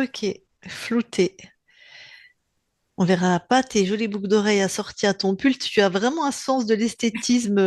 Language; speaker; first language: French; native; French